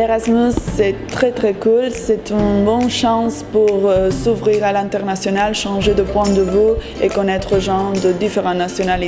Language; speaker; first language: French; non-native, fluent; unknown